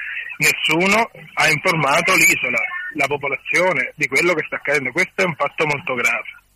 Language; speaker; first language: Italian; native; Italian